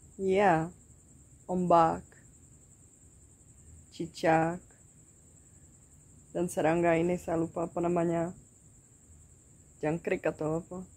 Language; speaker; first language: Indonesian; non-native, fluent; Czech